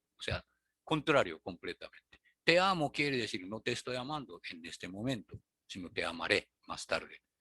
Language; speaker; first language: Spanish; non-native, fluent; Japanese